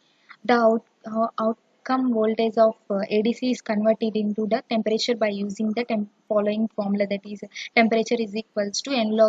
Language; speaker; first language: English; non-native, local second language; Telugu